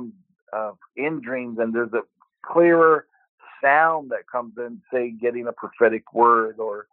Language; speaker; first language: English; native; English